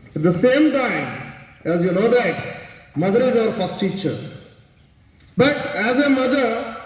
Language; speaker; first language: English; non-native, local second language; Telugu